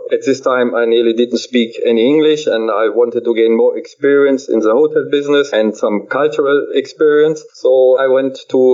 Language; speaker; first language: English; non-native, fluent; German